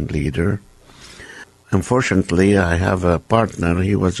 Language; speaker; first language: English; non-native, fluent; Arabic